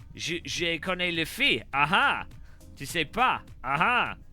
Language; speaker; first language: French; non-native, learner; English